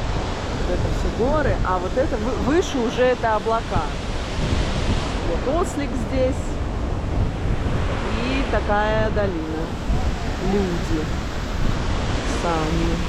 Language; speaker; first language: Russian; native; Russian